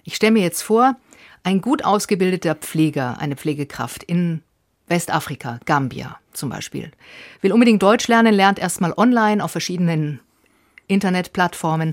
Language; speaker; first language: German; native; German